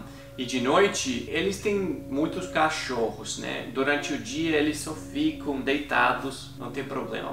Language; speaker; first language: Portuguese; non-native, fluent; English